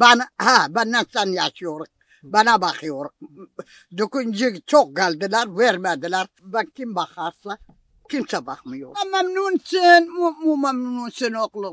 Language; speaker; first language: Turkish; non-native, local second language; Arabic